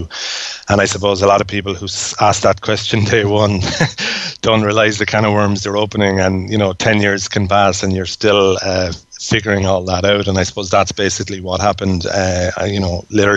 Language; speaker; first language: English; native; English